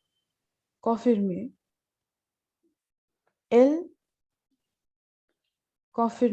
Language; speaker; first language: French; non-native, learner; Bangla